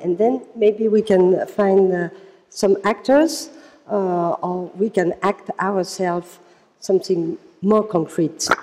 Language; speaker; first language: English; non-native, fluent; French